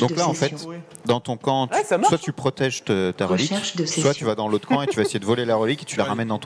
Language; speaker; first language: French; native; French